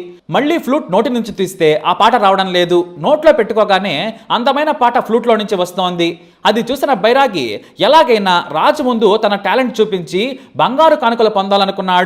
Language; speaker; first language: Telugu; native; Telugu